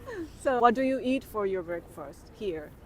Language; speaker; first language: English; non-native, local second language; Japanese